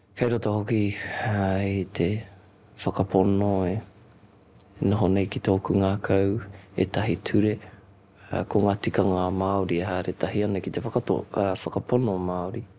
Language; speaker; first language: Māori; non-native, local second language; English